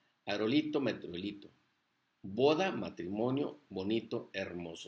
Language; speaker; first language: Spanish; native; Spanish